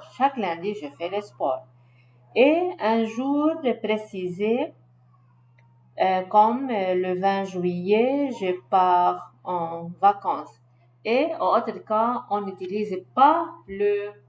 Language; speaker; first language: French; non-native, learner; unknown